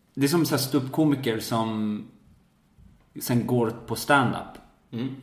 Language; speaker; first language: Swedish; native; Swedish